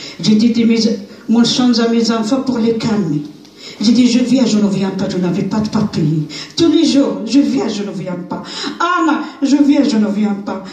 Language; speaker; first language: French; non-native, learner; Arabic